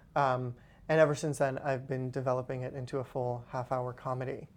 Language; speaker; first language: English; non-native, fluent; Hebrew